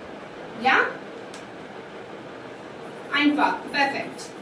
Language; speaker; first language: German; non-native, fluent; Hindi